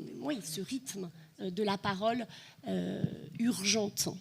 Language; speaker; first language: French; native; French